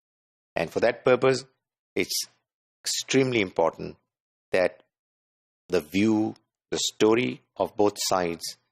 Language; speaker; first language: English; non-native, local second language; Urdu